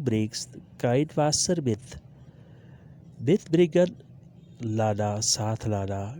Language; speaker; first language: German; non-native, learner; Urdu